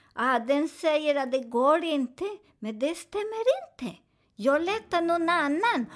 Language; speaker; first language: Swedish; non-native, fluent; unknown